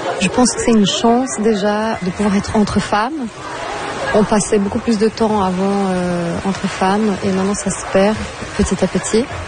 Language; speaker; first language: French; non-native, fluent; Portuguese